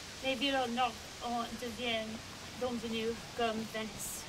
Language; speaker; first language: French; non-native, learner; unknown